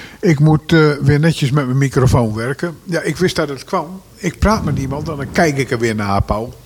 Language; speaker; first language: Dutch; native; Dutch